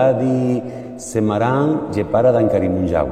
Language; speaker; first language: Indonesian; non-native, learner; Spanish